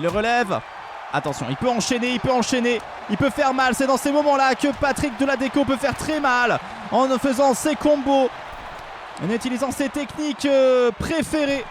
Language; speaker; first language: French; native; French